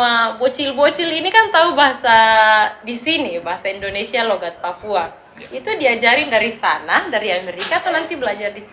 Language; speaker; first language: Indonesian; native; Indonesian